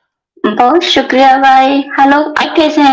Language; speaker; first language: Hindi; non-native, local second language; Kannada